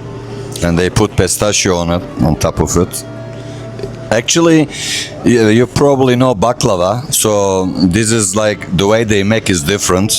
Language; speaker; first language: English; non-native, fluent; Turkish